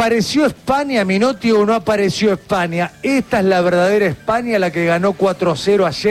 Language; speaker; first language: Spanish; native; Spanish